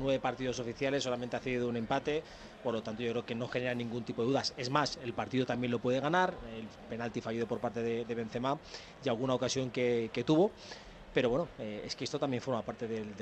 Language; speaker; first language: Spanish; native; Spanish